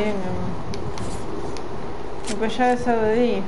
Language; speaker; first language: Spanish; native; Spanish